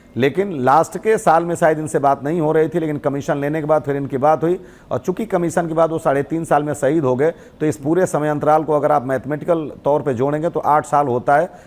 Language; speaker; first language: Hindi; native; Hindi